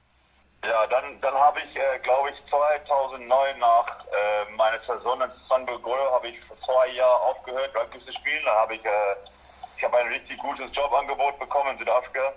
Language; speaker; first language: German; non-native, fluent; Afrikaans